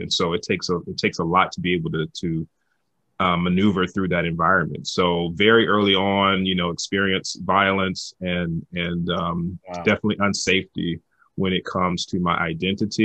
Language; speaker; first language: English; native; English